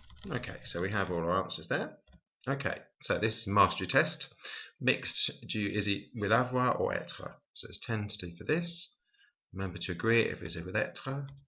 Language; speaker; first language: English; native; English